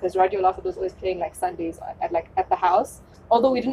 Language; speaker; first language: English; non-native, local second language; German